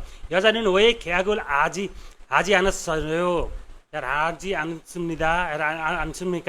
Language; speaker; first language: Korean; non-native, fluent; Nepali